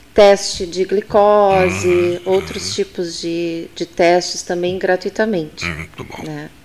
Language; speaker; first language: Portuguese; native; Portuguese